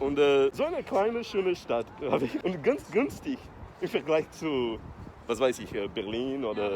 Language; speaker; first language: German; non-native, fluent; Portuguese